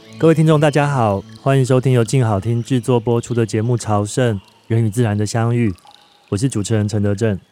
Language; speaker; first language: Chinese; native; Chinese